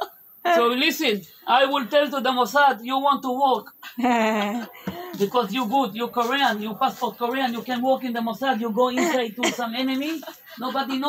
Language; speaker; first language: English; non-native, learner; Hebrew